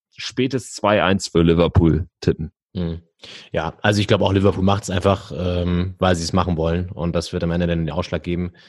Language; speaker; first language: German; native; German